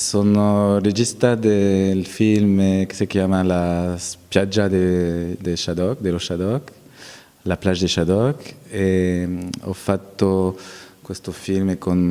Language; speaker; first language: Italian; non-native, learner; French